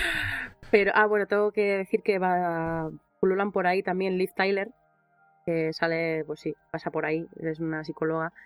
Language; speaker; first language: Spanish; native; Spanish